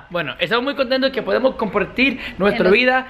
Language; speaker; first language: Spanish; non-native, learner; English